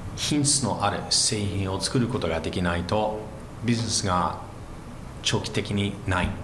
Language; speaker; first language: Japanese; non-native, fluent; English